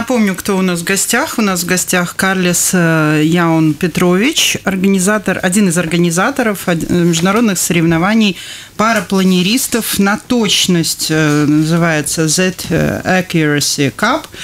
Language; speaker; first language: Russian; native; Russian